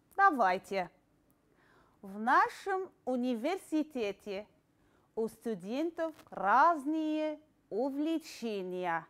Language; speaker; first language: Russian; non-native, fluent; Arabic